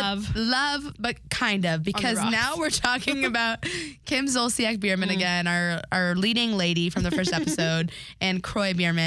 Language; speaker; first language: English; native; English